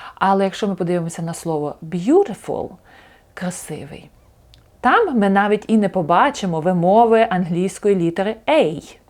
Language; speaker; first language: Ukrainian; native; Ukrainian